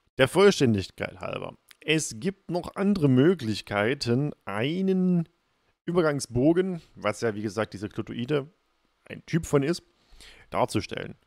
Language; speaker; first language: German; native; German